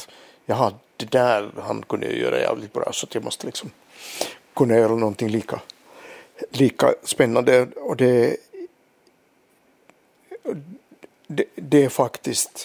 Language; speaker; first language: Swedish; non-native, local second language; Finnish